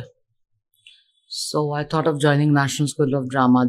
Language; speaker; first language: English; non-native, local second language; Gujarati